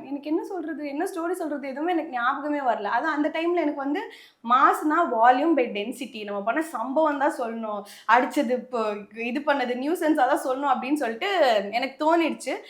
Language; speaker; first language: Tamil; native; Tamil